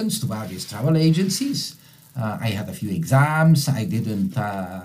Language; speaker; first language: English; non-native, fluent; Italian